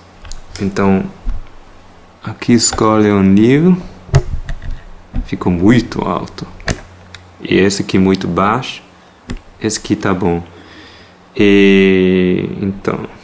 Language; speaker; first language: Portuguese; non-native, fluent; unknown